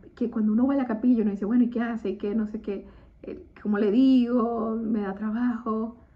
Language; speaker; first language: Spanish; native; Spanish